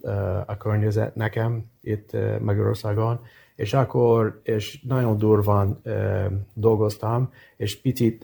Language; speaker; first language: Hungarian; early bilingual, heritage; English